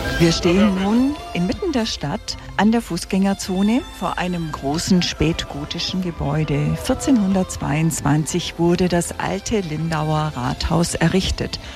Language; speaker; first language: German; native; German